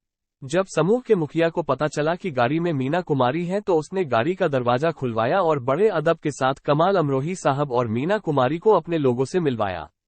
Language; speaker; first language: Hindi; native; Hindi